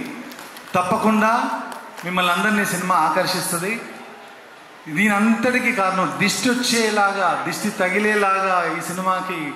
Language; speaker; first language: Telugu; native; Telugu